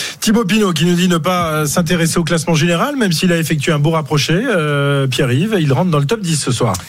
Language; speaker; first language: French; native; French